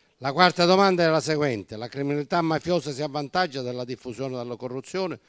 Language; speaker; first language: Italian; native; Italian